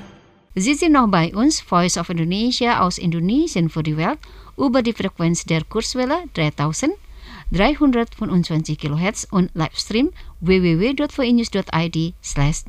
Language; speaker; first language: German; non-native, fluent; Indonesian